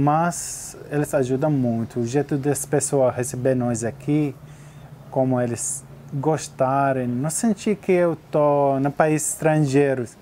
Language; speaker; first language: Portuguese; non-native, learner; Arabic